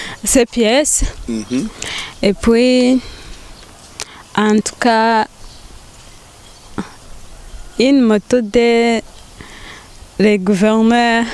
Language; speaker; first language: French; non-native, learner; Rundi